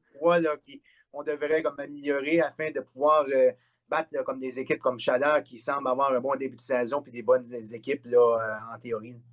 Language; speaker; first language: French; native; French